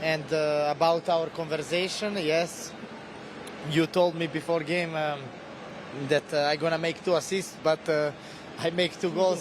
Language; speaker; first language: English; non-native, fluent; Serbian